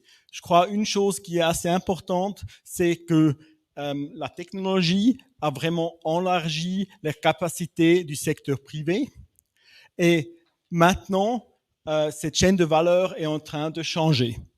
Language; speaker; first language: French; non-native, fluent; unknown